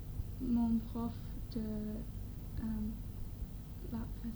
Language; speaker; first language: French; non-native, learner; English